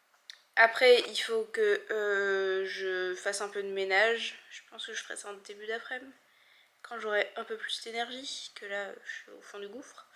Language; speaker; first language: French; native; French